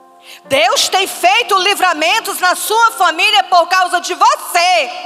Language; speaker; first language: Portuguese; native; Portuguese